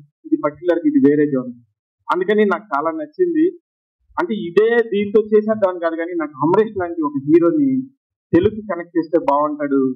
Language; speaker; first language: Telugu; native; Telugu